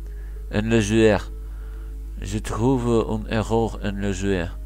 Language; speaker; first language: French; non-native, learner; Russian